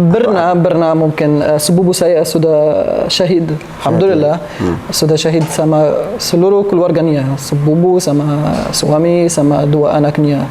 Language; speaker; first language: Indonesian; non-native, learner; Arabic